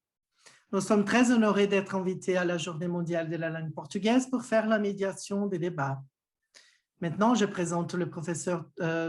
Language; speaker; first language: French; non-native, fluent; Portuguese